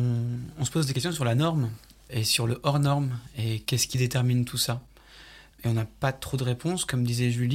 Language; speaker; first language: French; native; French